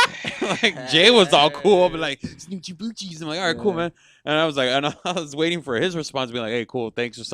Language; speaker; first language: English; native; English